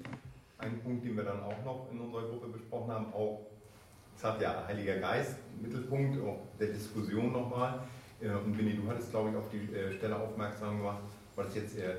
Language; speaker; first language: German; native; German